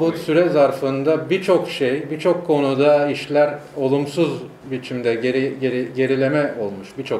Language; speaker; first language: Turkish; native; Turkish